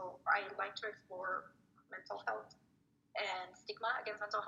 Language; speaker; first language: English; non-native, fluent; Spanish